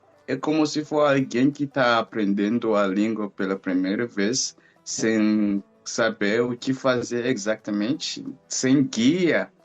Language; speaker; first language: Portuguese; non-native, fluent; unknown